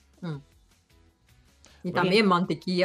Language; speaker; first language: Spanish; non-native, learner; Japanese